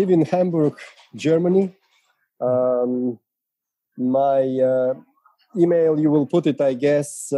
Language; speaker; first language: English; non-native, fluent; Bulgarian